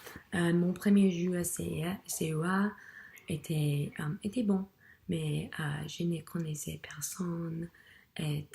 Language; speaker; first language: French; non-native, learner; English